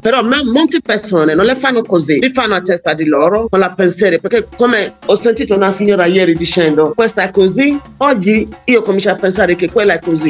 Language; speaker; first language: Italian; non-native, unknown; English